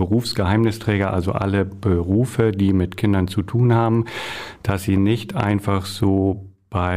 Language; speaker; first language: German; native; German